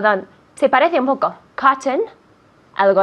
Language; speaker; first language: Spanish; non-native, fluent; English